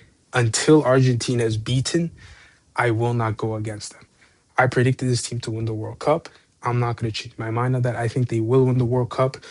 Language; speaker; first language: English; native; English